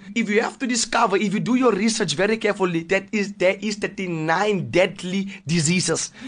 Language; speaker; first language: English; non-native, local second language; Afrikaans